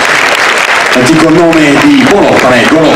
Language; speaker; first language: Italian; native; Italian